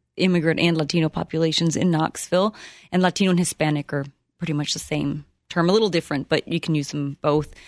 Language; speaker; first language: English; early bilingual, other home language; Spanish